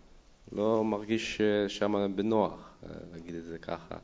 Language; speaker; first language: Hebrew; non-native, learner; Dutch